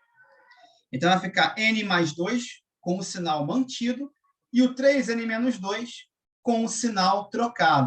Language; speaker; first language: Portuguese; native; Portuguese